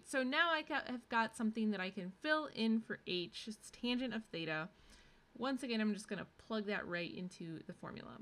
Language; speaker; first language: English; native; English